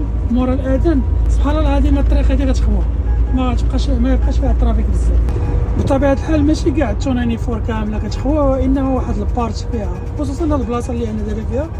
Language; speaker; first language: Arabic; native; Arabic